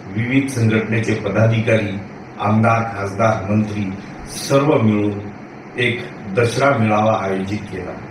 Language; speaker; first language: Marathi; non-native, local second language; Lambadi